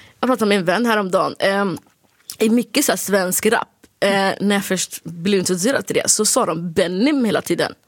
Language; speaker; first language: Swedish; early bilingual, other home language; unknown